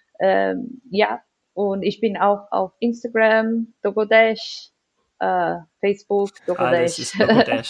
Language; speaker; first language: German; non-native, learner; Portuguese